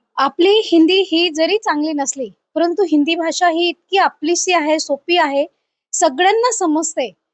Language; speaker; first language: Marathi; native; Marathi